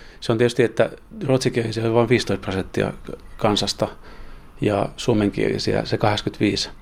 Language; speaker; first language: Finnish; native; Finnish